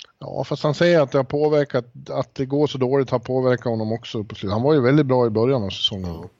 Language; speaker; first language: Swedish; native; Swedish